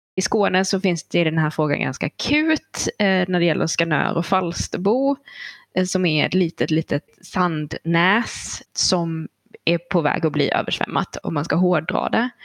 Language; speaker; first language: Swedish; native; Swedish